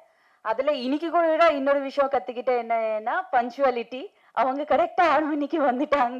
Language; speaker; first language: Tamil; non-native, fluent; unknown